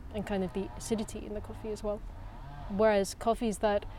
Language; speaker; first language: English; native; English